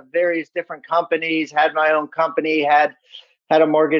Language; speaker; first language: English; native; English